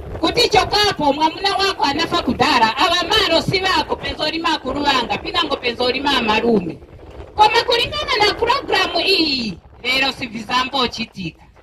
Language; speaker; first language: Nyanja; non-native, local second language; Tumbuka